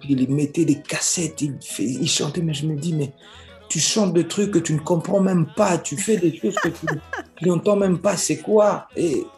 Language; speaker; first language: French; non-native, local second language; Lingala